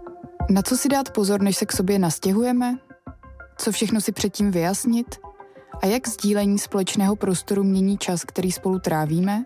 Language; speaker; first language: Czech; native; Czech